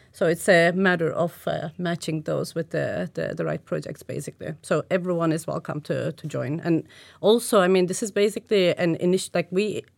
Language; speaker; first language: English; non-native, fluent; Turkish